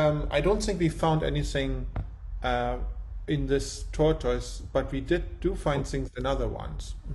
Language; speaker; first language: English; non-native, fluent; German